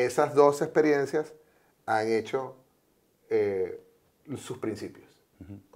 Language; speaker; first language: Spanish; native; Spanish